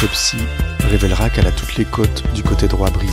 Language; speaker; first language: French; native; French